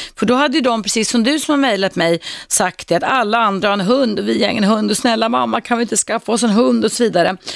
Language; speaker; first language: Swedish; native; Swedish